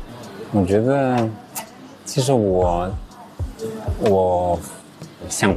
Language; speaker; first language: Chinese; non-native, fluent; English